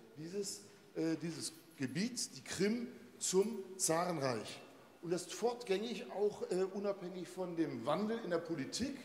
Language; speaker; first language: German; native; German